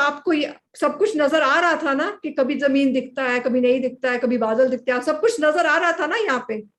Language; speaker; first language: Hindi; native; Hindi